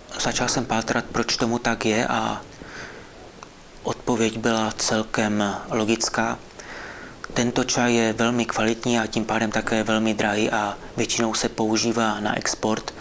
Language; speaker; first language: Czech; native; Czech